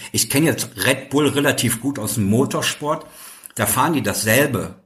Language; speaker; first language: German; native; German